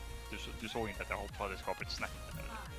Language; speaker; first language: Swedish; native; Swedish